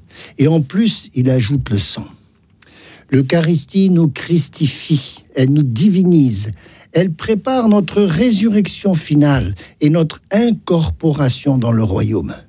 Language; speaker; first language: French; native; French